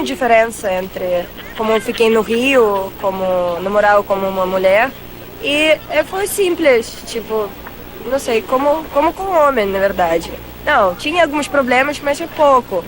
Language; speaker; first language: Portuguese; non-native, fluent; Russian